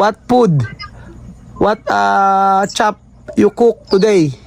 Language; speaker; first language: English; non-native, learner; Filipino